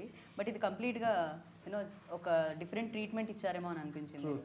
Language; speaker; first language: Telugu; native; Telugu